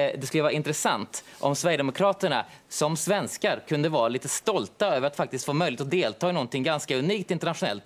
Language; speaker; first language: Swedish; native; Swedish